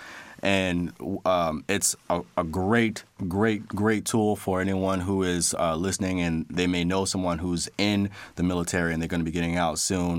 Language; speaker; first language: English; native; English